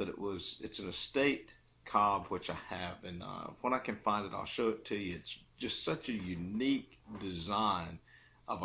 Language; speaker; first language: English; native; English